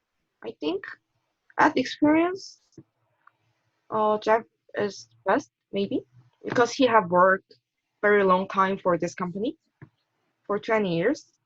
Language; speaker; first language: English; non-native, learner; Korean